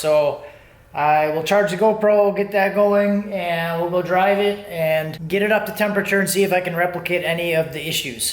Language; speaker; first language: English; native; English